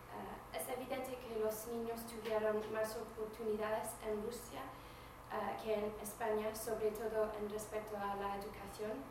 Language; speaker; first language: Spanish; non-native, fluent; English